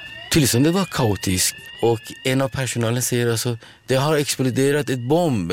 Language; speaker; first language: Swedish; non-native, fluent; Persian